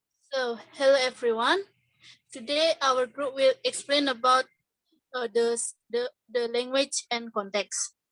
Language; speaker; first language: English; non-native, learner; Balinese